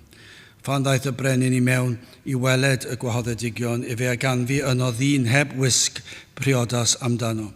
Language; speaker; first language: Welsh; native; Welsh